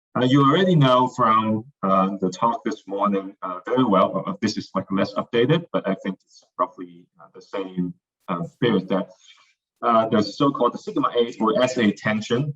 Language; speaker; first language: English; non-native, fluent; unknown